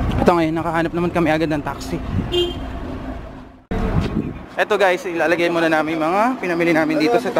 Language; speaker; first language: Filipino; native; Filipino